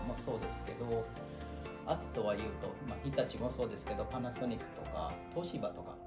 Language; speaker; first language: Japanese; non-native, fluent; Bangla